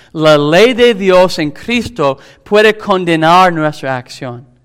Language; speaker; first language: Spanish; non-native, fluent; English